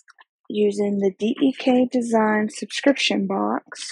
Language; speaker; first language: English; native; English